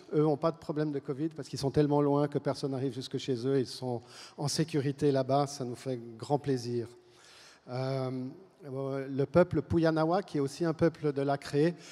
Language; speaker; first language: French; native; French